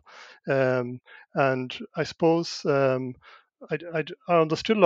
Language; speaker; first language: English; non-native, local second language; Irish